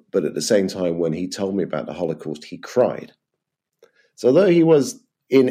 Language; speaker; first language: English; native; English